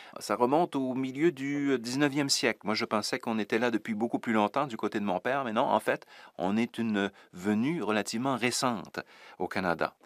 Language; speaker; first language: French; native; French